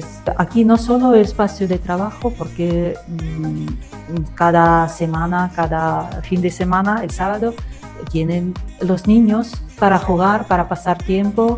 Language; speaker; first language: Spanish; non-native, learner; Russian